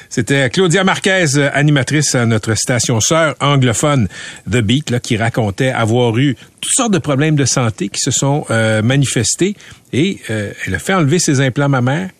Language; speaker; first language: French; native; French